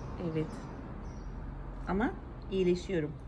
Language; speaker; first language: Turkish; native; Turkish